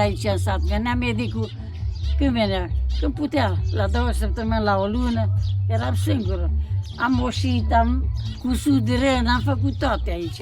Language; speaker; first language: Romanian; non-native, local second language; German